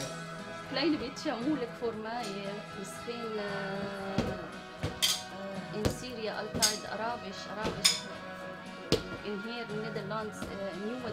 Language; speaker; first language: Dutch; non-native, learner; Arabic